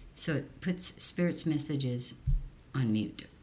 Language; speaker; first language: English; early bilingual, other home language; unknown